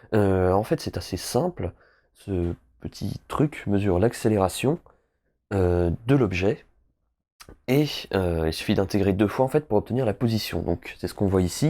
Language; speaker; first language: French; native; French